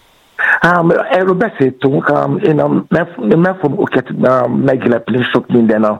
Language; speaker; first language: Hungarian; non-native, learner; Yoruba